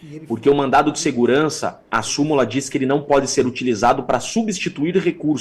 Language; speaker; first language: Portuguese; native; Portuguese